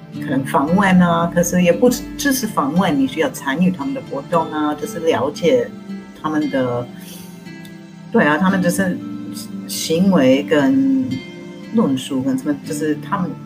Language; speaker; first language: Chinese; non-native, fluent; English